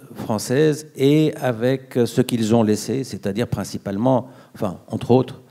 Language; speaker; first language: French; non-native, local second language; Arabic